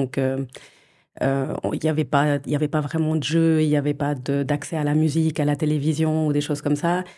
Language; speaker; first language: French; early bilingual, other home language; Portuguese